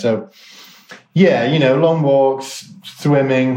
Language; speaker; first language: English; native; English